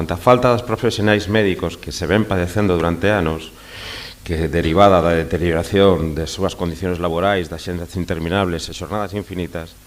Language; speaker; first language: Galician; non-native, local second language; Spanish